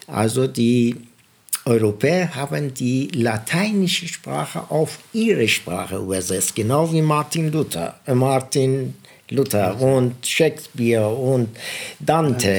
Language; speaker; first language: German; non-native, fluent; Persian